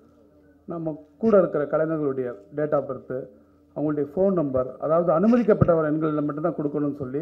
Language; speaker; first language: Tamil; native; Tamil